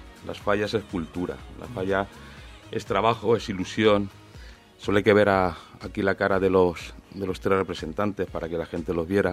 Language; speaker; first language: Spanish; native; Spanish